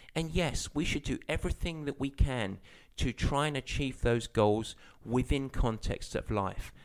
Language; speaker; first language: English; native; English